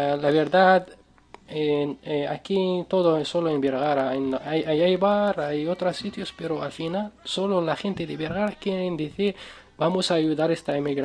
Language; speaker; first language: Spanish; non-native, learner; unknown